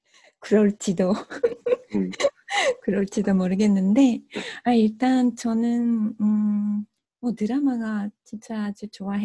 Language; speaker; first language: Korean; non-native, fluent; Japanese